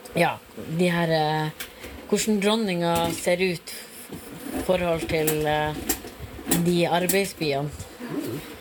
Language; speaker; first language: Norwegian; native; Norwegian